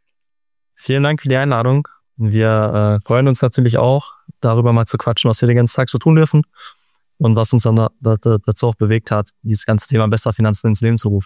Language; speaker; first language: German; native; German